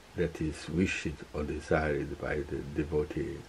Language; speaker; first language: English; non-native, fluent; Portuguese